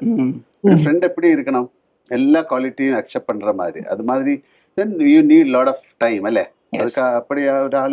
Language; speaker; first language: Tamil; non-native, learner; Malayalam